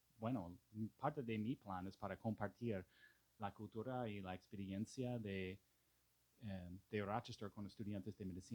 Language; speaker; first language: Spanish; non-native, fluent; English